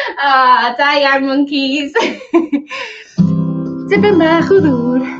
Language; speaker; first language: Welsh; non-native, learner; English